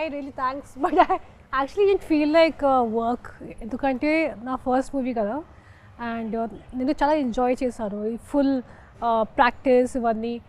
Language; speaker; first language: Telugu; non-native, fluent; Hindi